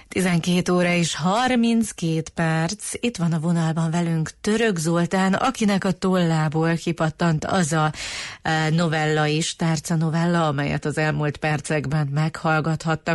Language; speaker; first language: Hungarian; native; Hungarian